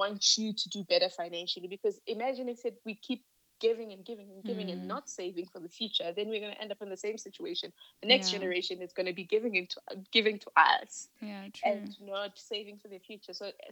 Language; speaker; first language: English; non-native, local second language; Northern Sotho